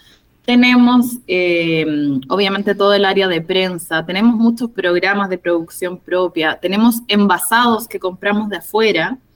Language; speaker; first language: Spanish; native; Spanish